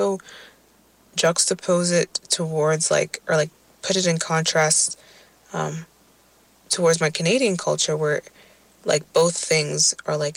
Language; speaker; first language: English; native; English